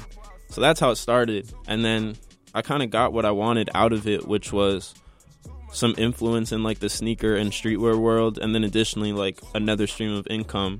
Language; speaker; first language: English; native; English